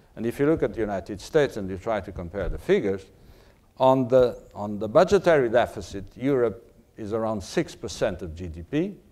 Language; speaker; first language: English; non-native, fluent; Portuguese